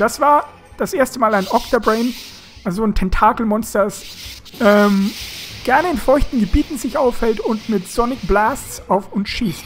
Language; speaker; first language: German; native; German